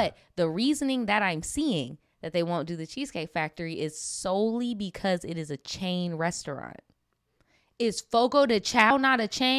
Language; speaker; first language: English; native; English